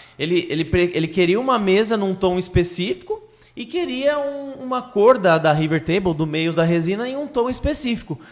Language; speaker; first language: Portuguese; native; Portuguese